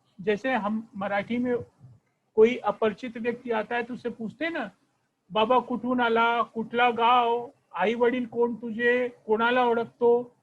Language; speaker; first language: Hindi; non-native, local second language; Marathi